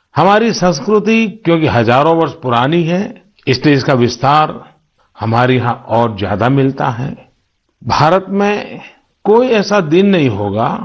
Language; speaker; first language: Hindi; non-native, local second language; Gujarati